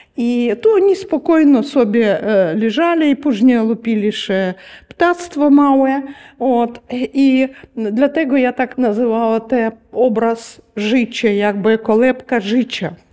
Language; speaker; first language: Polish; non-native, learner; Ukrainian